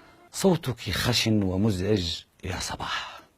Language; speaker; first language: Arabic; native; Arabic